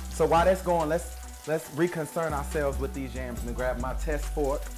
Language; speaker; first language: English; native; English